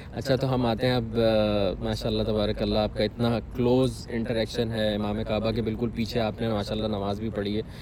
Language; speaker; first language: Urdu; early bilingual, heritage; Urdu